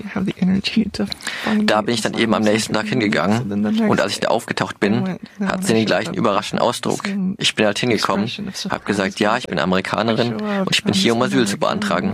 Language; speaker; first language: German; non-native, fluent; English